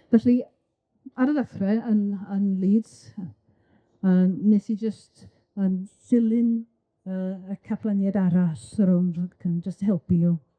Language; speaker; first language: Welsh; non-native, local second language; English